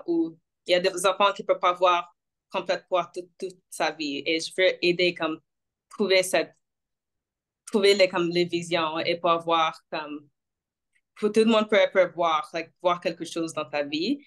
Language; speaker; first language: French; non-native, local second language; English